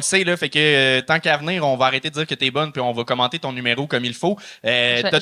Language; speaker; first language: French; native; French